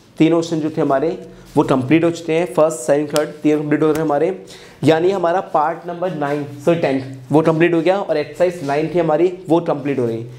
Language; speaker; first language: Hindi; native; Hindi